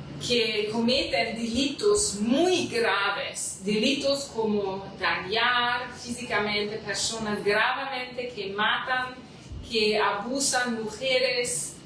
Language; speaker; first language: Spanish; non-native, learner; German